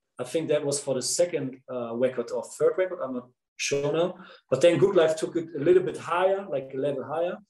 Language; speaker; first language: English; non-native, fluent; Dutch